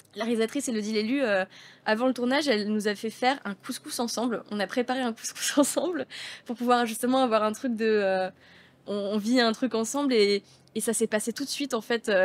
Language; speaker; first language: French; native; French